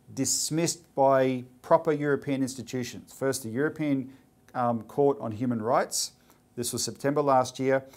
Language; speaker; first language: English; native; English